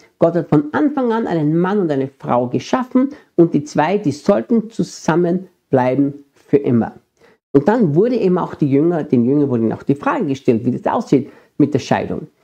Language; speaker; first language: German; native; German